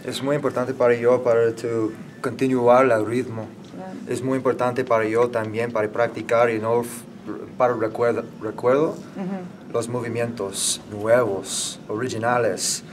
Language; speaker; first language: Spanish; non-native, learner; English